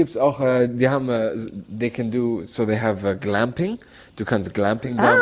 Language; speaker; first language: German; non-native, learner; Arabic